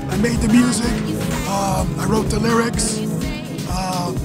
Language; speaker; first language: English; native; English